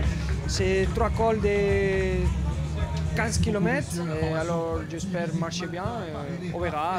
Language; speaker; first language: French; non-native, learner; Spanish